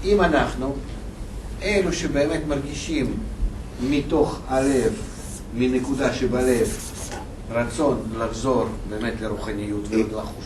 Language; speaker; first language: Hebrew; non-native, fluent; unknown